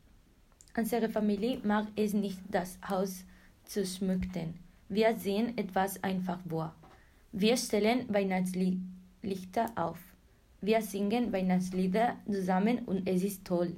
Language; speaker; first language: German; non-native, learner; Spanish